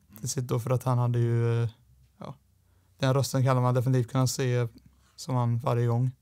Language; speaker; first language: Swedish; native; Swedish